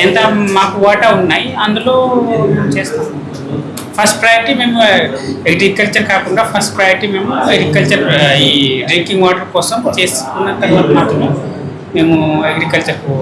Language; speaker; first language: Telugu; non-native, fluent; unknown